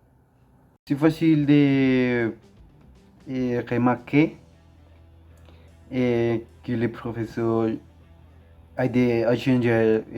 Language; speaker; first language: French; non-native, learner; Spanish